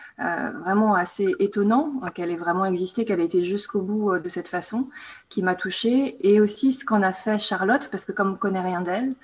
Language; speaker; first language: French; native; French